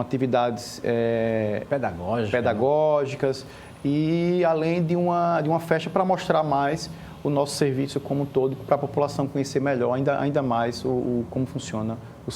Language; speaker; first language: Portuguese; native; Portuguese